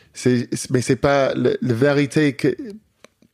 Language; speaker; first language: French; non-native, fluent; English